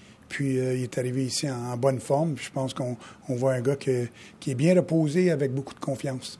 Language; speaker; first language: French; native; French